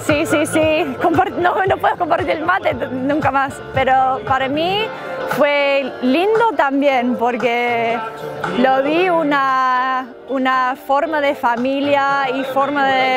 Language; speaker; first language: Spanish; non-native, fluent; English